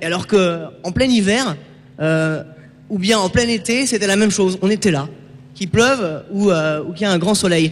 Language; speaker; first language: French; native; French